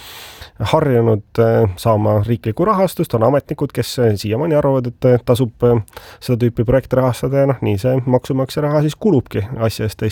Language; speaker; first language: Estonian; native; Estonian